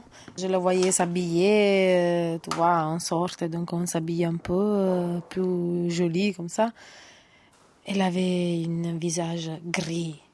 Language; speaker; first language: French; non-native, fluent; Italian